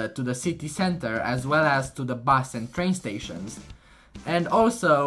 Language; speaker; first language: English; non-native, fluent; Romanian